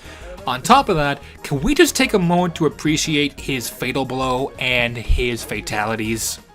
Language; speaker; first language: English; native; English